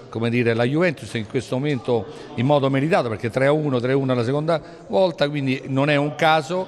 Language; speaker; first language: Italian; native; Italian